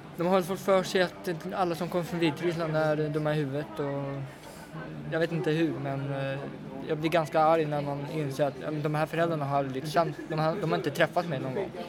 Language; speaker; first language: Swedish; early bilingual, other home language; Russian